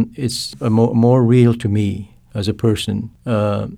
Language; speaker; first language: English; non-native, fluent; Cree